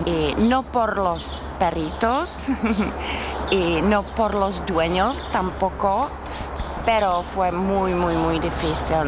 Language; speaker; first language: Spanish; non-native, learner; Czech